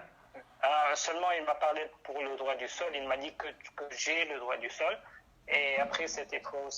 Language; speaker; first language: French; non-native, local second language; Arabic